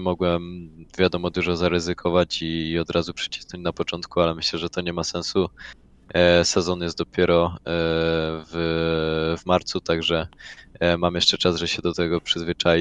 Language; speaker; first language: Polish; native; Polish